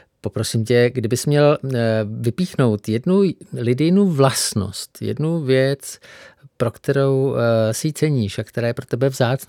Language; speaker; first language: Czech; native; Czech